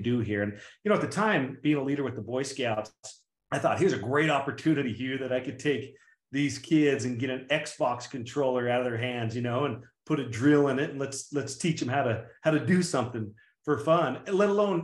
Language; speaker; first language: English; native; English